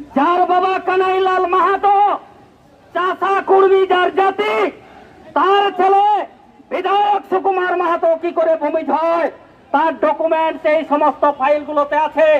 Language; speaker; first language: Bangla; native; Bangla